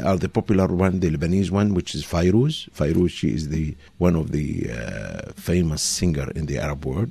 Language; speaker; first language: English; non-native, fluent; Arabic